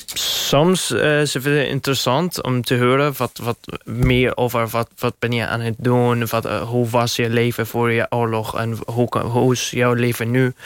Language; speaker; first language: Dutch; non-native, learner; Arabic